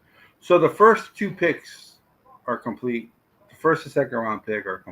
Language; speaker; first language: English; native; English